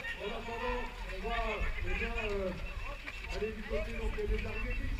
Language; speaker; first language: French; native; French